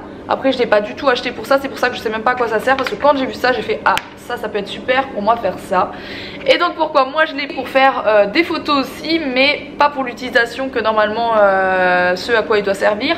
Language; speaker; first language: French; native; French